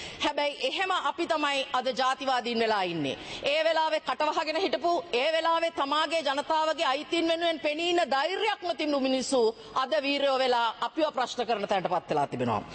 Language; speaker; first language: Sinhala; non-native, local second language; Tamil